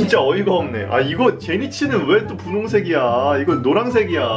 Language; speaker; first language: Korean; native; Korean